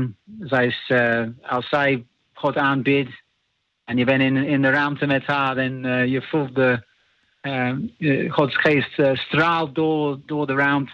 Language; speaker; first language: Dutch; non-native, learner; English